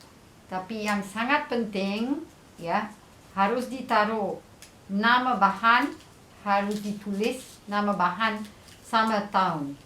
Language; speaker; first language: Indonesian; non-native, fluent; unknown